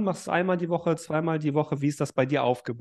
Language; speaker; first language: German; native; German